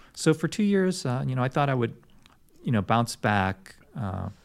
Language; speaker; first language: English; native; English